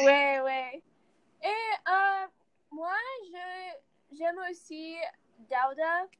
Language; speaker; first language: French; non-native, learner; English